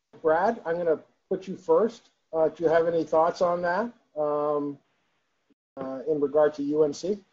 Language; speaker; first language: English; native; English